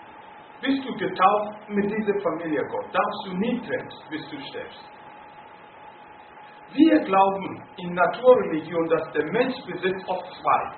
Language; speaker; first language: German; non-native, fluent; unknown